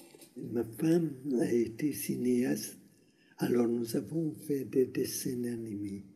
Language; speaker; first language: French; non-native, learner; Hungarian